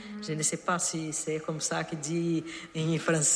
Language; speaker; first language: French; non-native, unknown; Portuguese